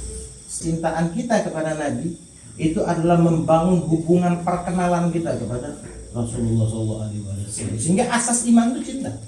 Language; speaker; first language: Indonesian; native; Indonesian